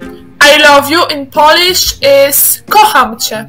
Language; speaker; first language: English; non-native, learner; Polish